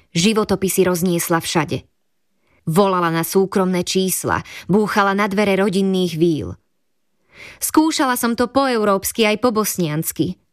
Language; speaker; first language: Slovak; native; Slovak